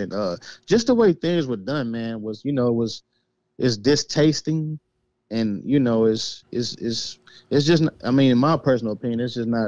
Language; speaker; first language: English; native; English